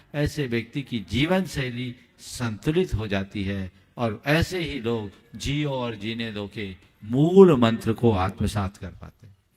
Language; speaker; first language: Hindi; native; Hindi